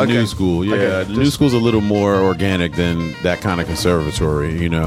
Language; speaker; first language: English; native; English